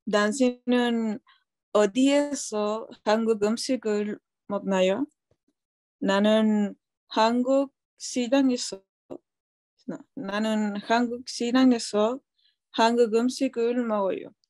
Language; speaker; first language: Korean; non-native, learner; Spanish